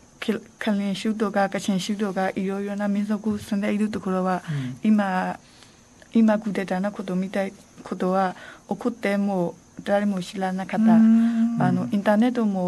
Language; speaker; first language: Japanese; non-native, learner; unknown